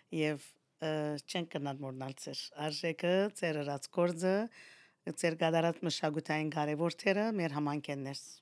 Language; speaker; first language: Armenian; early bilingual, heritage; Armenian